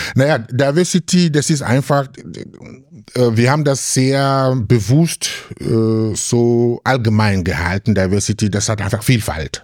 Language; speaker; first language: German; non-native, fluent; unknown